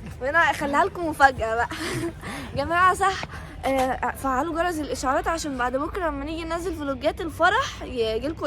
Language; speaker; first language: Arabic; native; Arabic